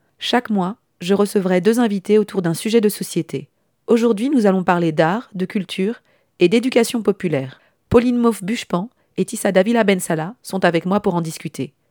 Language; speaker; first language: French; native; French